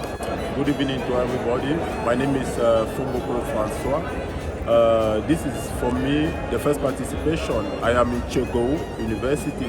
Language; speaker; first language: English; non-native, fluent; French